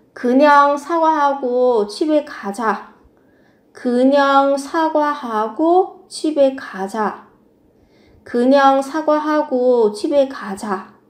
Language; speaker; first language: Korean; non-native, fluent; Vietnamese